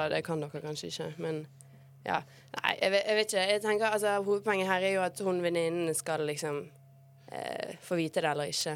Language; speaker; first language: Norwegian; early bilingual, other home language; Bosnian